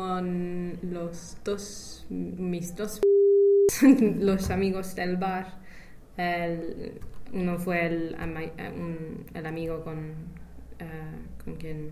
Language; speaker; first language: Spanish; non-native, fluent; English